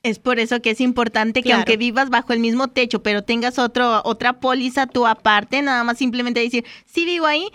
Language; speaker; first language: Spanish; native; Spanish